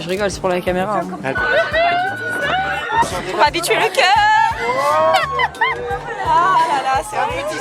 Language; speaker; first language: French; native; French